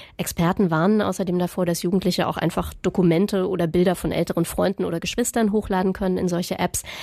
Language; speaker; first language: German; native; German